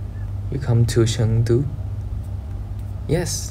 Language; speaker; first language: English; non-native, learner; Thai